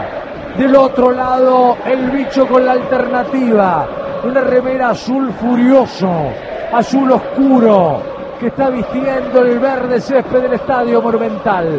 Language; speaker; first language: Spanish; native; Spanish